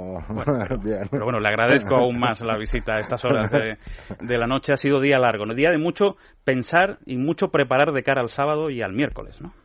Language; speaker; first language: Spanish; native; Spanish